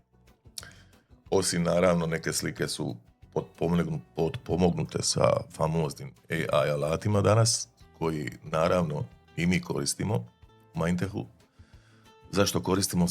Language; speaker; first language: Bosnian; native; Bosnian